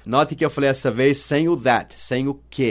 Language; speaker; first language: Portuguese; non-native, fluent; English